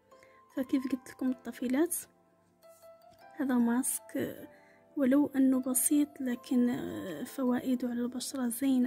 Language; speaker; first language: Arabic; native; Arabic